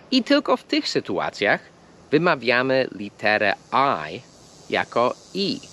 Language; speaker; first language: Polish; non-native, fluent; English